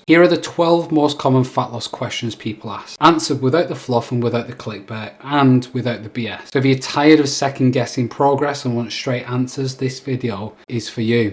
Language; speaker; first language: English; native; English